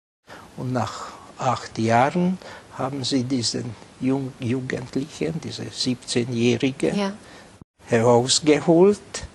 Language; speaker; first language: German; non-native, fluent; Hungarian